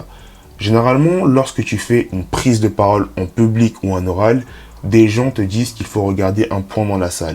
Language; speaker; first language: French; native; French